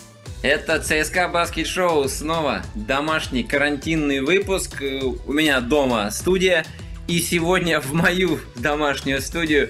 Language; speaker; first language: Russian; native; Russian